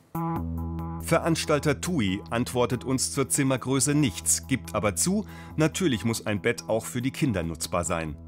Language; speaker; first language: German; native; German